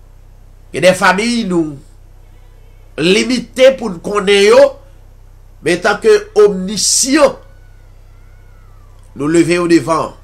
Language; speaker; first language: French; non-native, local second language; Haitian Creole